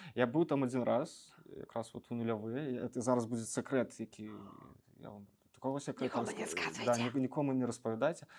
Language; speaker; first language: Belarusian; native; Belarusian